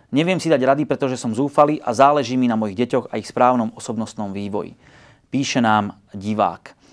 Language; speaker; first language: Slovak; native; Slovak